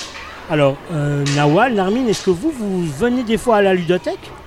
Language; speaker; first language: French; native; French